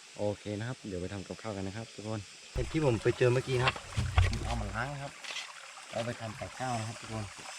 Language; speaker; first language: Thai; non-native, local second language; Karen languages